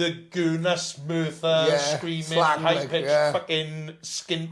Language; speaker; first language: English; native; English